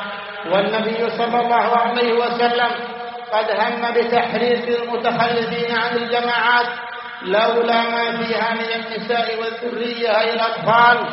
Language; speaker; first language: Arabic; native; Arabic